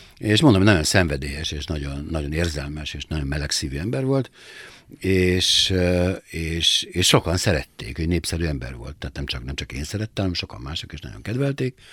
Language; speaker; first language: Hungarian; native; Hungarian